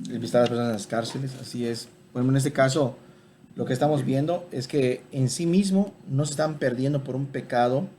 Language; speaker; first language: Spanish; native; Spanish